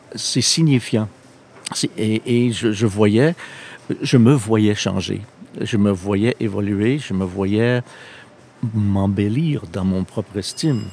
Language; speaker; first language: French; non-native, fluent; English